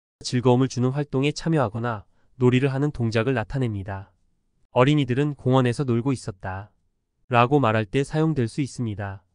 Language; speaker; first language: Korean; native; Korean